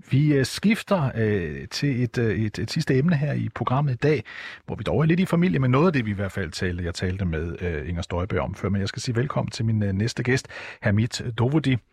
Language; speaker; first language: Danish; native; Danish